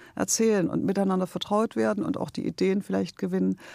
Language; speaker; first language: German; native; German